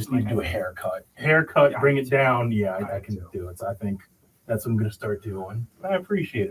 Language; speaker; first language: English; native; English